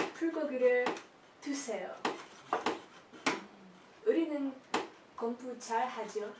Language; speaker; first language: Korean; non-native, learner; English